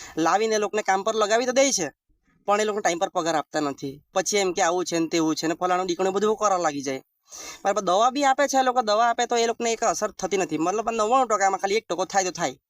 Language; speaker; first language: Gujarati; native; Gujarati